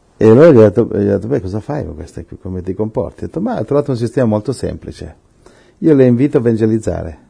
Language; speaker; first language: Italian; non-native, fluent; Spanish